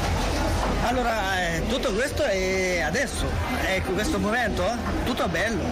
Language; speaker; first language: Italian; non-native, learner; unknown